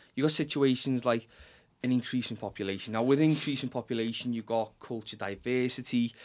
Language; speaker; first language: English; native; English